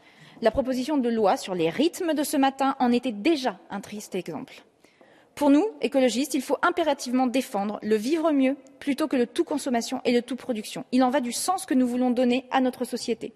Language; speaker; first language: French; native; French